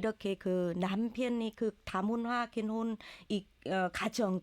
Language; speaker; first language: Korean; non-native, learner; Vietnamese